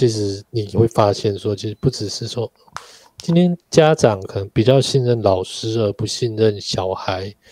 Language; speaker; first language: Chinese; native; Chinese